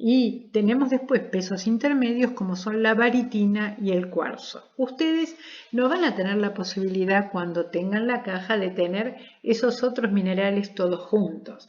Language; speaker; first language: Spanish; native; Spanish